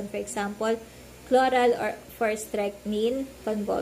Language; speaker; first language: English; non-native, local second language; Filipino